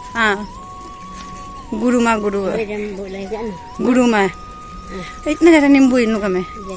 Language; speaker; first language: Hindi; non-native, local second language; Nepali